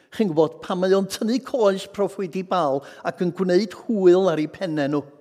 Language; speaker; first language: Welsh; native; Welsh